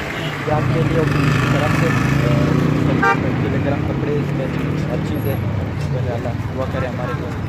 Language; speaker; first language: Hindi; non-native, local second language; Pashto